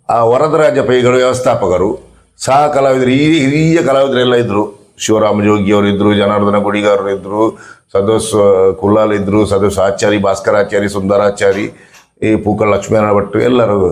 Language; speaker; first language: Kannada; non-native, local second language; Tulu